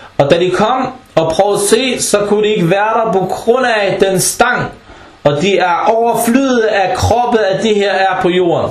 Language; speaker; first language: Danish; non-native, fluent; Arabic